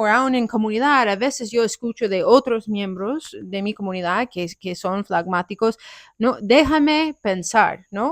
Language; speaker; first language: Spanish; non-native, fluent; English